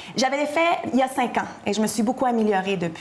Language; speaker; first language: French; native; French